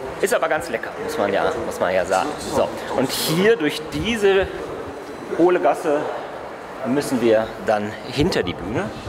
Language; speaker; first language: German; native; German